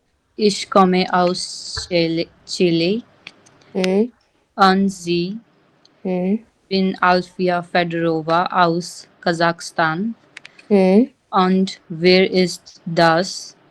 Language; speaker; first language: German; non-native, learner; Hindi